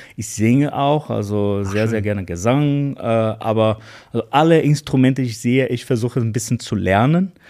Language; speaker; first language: German; non-native, fluent; Portuguese